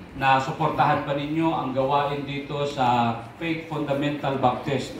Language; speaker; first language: Filipino; non-native, local second language; Aklanon